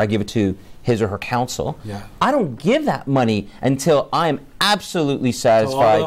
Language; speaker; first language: English; native; English